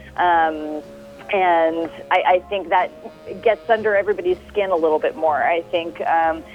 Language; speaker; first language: English; native; English